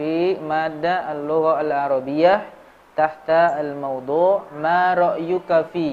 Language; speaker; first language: Arabic; non-native, learner; Indonesian